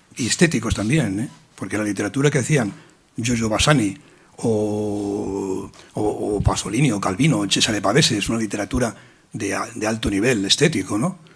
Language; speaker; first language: Spanish; native; Spanish